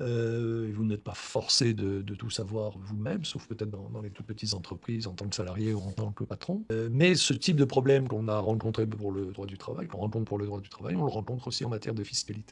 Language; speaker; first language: French; native; French